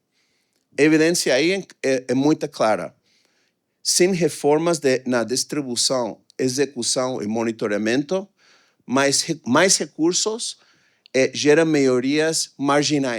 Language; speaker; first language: Portuguese; non-native, fluent; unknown